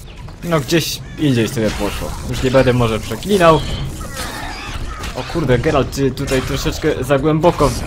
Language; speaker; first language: Polish; native; Polish